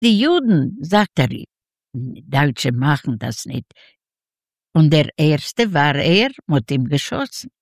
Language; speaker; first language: German; non-native, learner; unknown